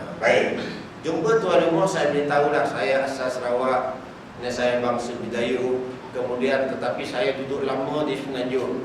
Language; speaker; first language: Malay; non-native, local second language; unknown